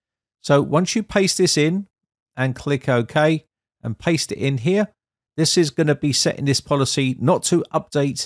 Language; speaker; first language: English; native; English